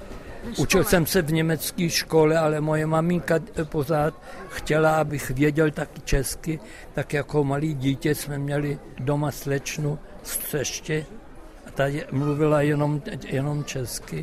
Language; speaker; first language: Czech; non-native, local second language; German